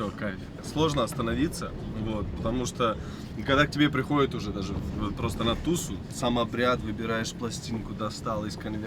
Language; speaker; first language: Russian; native; Russian